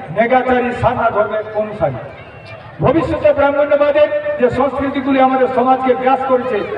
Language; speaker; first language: Bangla; non-native, local second language; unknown